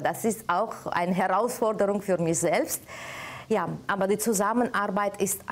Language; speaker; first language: German; non-native, fluent; Armenian